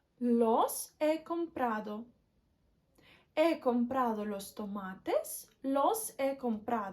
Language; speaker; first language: Spanish; non-native, learner; Ukrainian